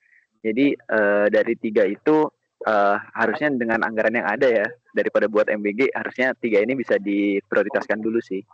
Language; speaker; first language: Indonesian; native; Indonesian